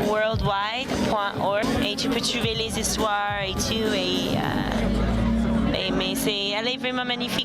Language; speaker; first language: French; non-native, fluent; English